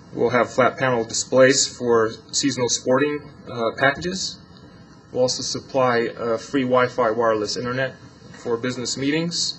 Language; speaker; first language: English; non-native, fluent; Polish